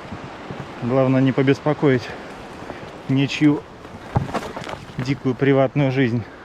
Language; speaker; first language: Russian; native; Russian